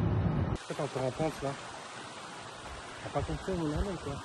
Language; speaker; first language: French; native; French